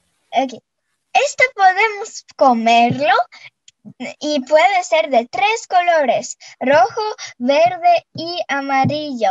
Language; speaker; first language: Spanish; non-native, fluent; Russian